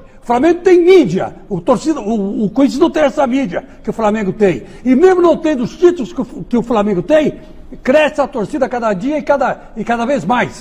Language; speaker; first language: Portuguese; native; Portuguese